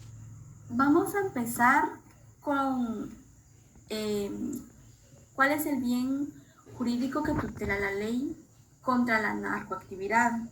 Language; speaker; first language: Spanish; native; Spanish